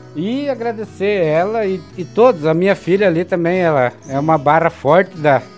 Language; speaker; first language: Portuguese; native; Portuguese